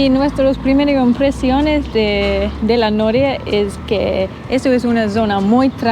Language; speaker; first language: Spanish; non-native, learner; English